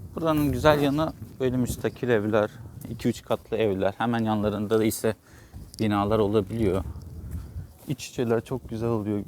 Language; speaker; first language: Turkish; native; Turkish